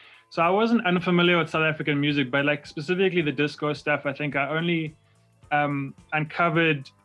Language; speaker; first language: English; native; English